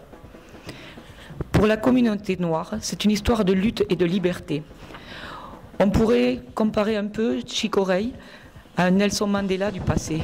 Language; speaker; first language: French; native; French